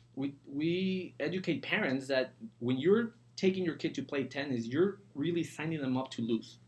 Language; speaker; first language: English; early bilingual, other home language; Spanish